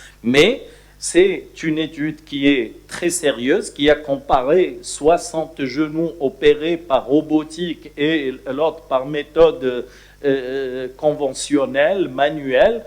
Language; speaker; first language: French; non-native, local second language; Arabic